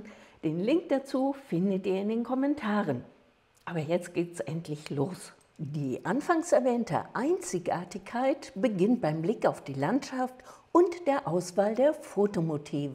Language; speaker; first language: German; native; German